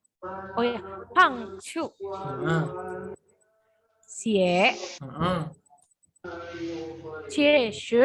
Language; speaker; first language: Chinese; non-native, learner; Indonesian